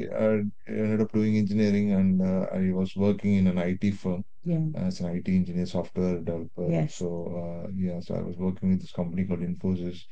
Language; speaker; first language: English; non-native, local second language; Tamil